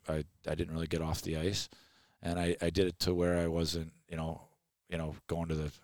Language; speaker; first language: English; native; English